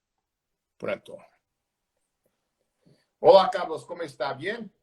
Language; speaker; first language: Spanish; non-native, learner; Portuguese